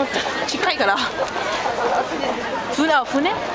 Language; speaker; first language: Japanese; non-native, learner; English